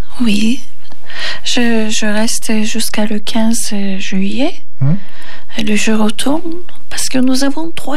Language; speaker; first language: French; non-native, learner; Turkish